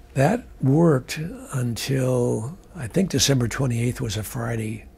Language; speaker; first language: English; native; English